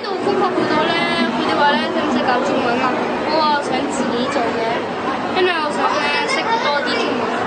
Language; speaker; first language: Cantonese; non-native, learner; Urdu